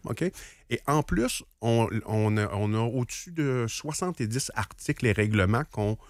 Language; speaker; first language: French; native; French